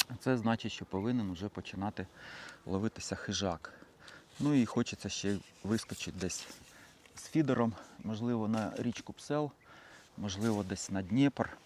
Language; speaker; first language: Ukrainian; native; Ukrainian